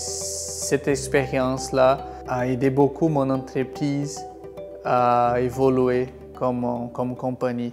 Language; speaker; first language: French; non-native, fluent; Portuguese